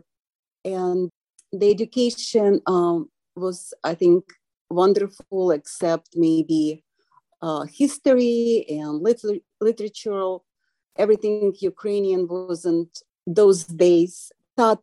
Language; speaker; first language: English; non-native, fluent; Ukrainian